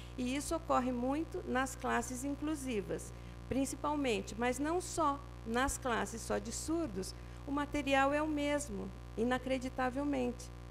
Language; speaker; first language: Portuguese; native; Portuguese